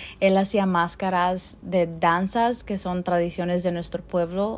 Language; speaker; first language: Spanish; early bilingual, heritage; Spanish